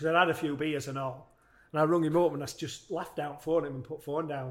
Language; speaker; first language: English; native; English